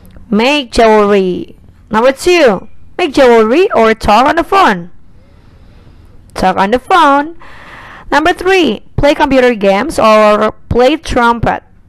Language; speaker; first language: English; non-native, fluent; Indonesian